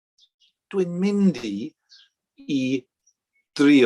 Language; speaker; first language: Welsh; non-native, learner; English